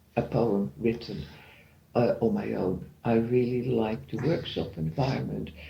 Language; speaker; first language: English; non-native, fluent; Dutch